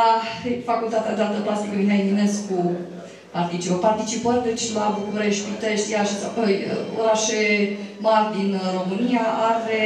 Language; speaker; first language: Romanian; native; Romanian